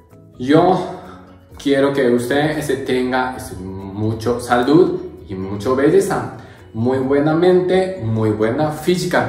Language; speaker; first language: Spanish; non-native, learner; Japanese